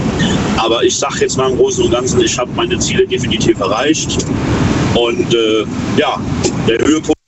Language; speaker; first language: German; native; German